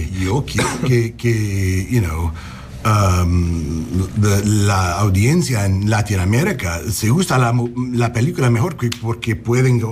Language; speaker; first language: Spanish; early bilingual, heritage; English